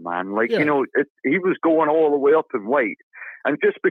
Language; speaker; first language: English; native; English